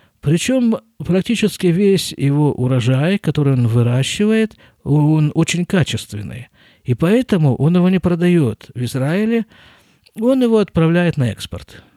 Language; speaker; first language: Russian; native; Russian